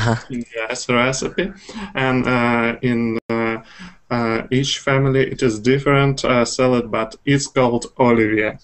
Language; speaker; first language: English; non-native, fluent; Russian